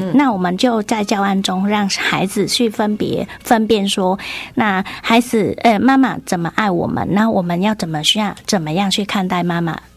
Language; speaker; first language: Chinese; non-native, fluent; Vietnamese